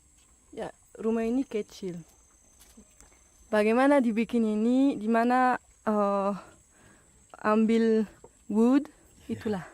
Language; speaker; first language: Indonesian; non-native, learner; French